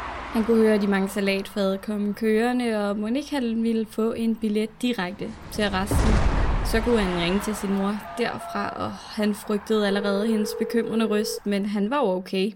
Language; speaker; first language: Danish; native; Danish